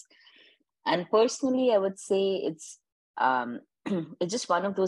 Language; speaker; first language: English; non-native, local second language; Hindi